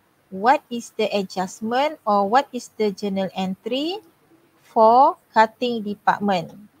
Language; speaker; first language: English; non-native, local second language; Malay